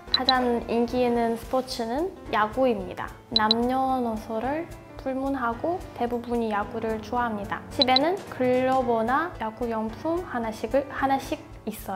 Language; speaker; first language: Korean; non-native, fluent; Russian